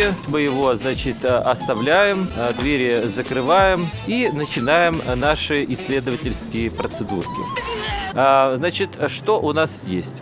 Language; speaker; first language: Russian; native; Russian